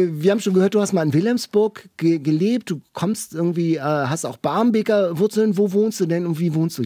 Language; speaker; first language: German; native; German